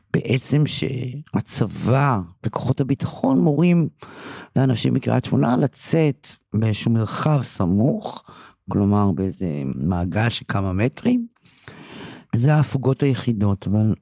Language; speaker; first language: Hebrew; early bilingual, other home language; English